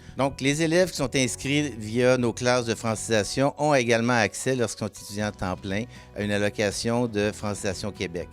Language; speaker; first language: French; native; French